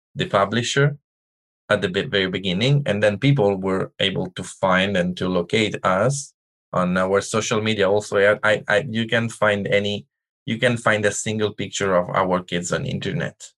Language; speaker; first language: English; non-native, learner; Italian